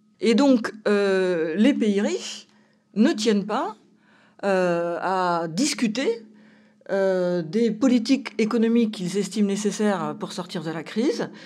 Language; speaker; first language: French; native; French